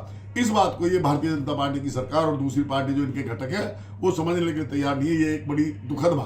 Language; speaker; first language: Hindi; native; Hindi